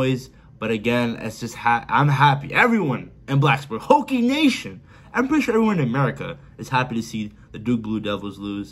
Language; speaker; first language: English; native; English